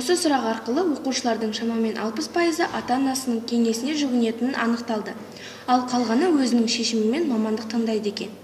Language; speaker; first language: Kazakh; native; Kazakh